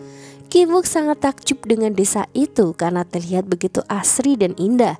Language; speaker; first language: Indonesian; native; Indonesian